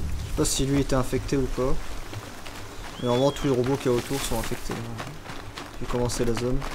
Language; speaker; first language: French; native; French